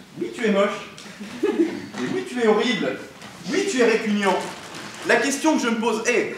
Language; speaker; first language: French; native; French